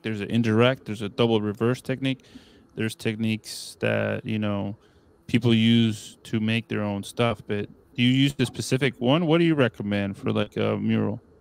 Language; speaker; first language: English; non-native, fluent; Spanish